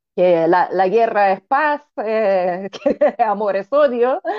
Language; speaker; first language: Spanish; non-native, fluent; Russian